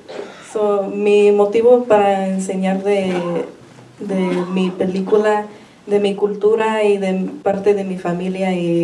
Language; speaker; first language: Spanish; early bilingual, heritage; Spanish